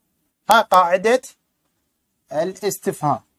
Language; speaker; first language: Arabic; native; Arabic